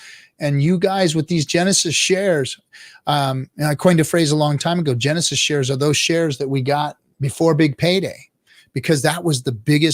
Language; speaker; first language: English; native; English